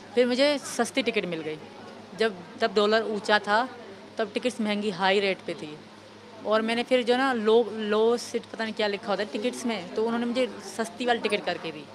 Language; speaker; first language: Urdu; non-native, local second language; Sindhi